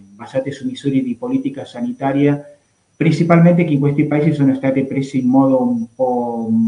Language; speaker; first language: Italian; non-native, fluent; Spanish